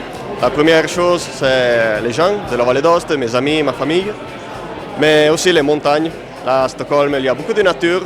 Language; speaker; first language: French; non-native, local second language; Italian